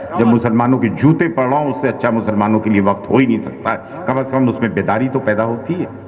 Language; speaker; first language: Urdu; native; Urdu